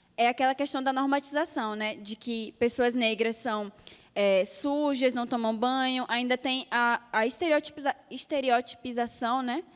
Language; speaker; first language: Portuguese; native; Portuguese